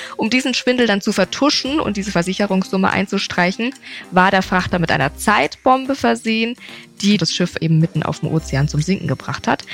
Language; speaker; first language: German; native; German